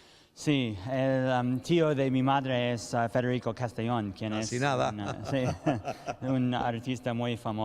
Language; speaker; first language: Spanish; early bilingual, heritage; English